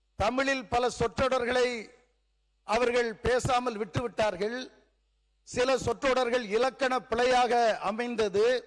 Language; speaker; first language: Tamil; native; Tamil